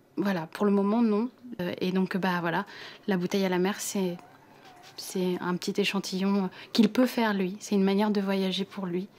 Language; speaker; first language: French; native; French